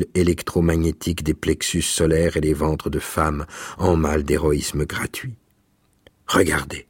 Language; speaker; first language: French; native; French